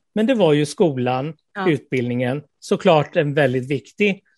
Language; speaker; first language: Swedish; native; Swedish